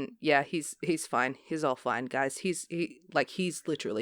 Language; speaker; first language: English; native; English